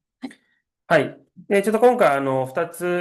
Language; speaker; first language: Japanese; native; Japanese